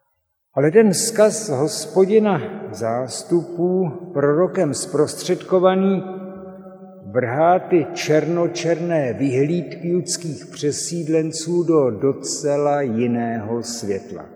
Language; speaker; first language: Czech; native; Czech